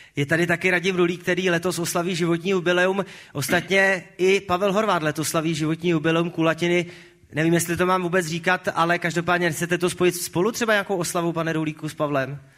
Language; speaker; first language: Czech; native; Czech